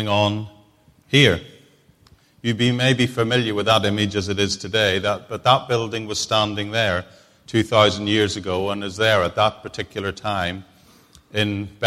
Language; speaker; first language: English; native; English